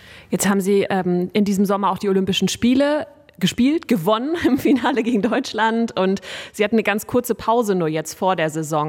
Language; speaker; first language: German; native; German